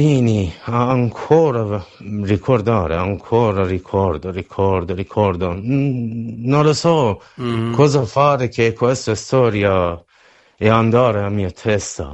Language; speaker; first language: Italian; non-native, learner; Persian